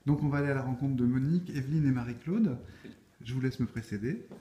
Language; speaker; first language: French; native; French